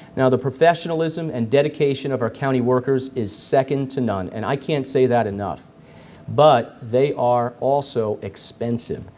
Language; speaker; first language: English; native; English